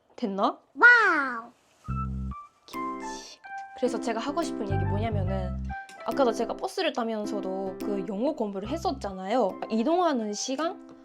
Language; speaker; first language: Korean; non-native, fluent; Japanese